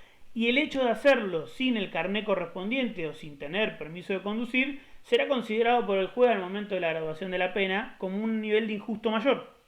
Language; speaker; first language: Spanish; native; Spanish